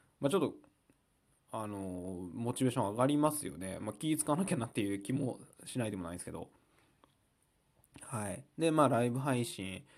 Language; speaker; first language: Japanese; native; Japanese